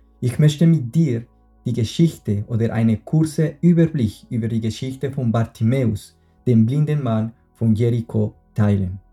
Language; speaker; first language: German; non-native, fluent; Spanish